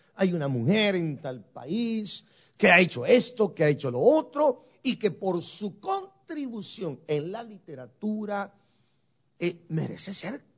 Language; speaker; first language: Spanish; native; Spanish